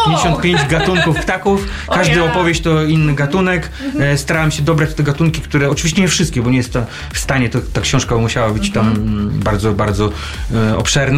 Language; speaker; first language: Polish; native; Polish